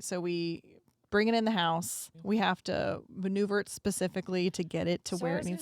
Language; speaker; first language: English; native; English